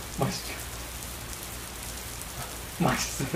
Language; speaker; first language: Korean; non-native, fluent; Chinese